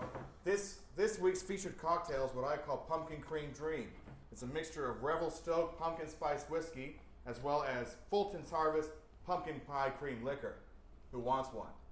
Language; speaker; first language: English; native; English